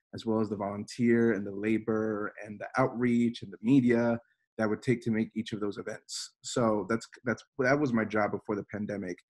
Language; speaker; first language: English; native; English